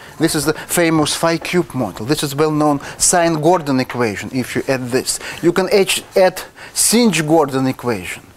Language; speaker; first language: English; non-native, fluent; Russian